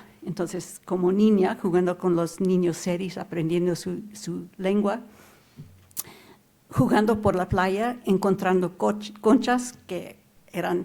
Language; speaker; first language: Spanish; non-native, local second language; English